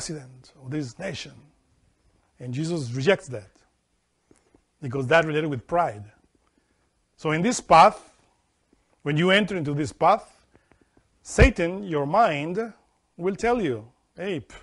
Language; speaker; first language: English; non-native, fluent; Spanish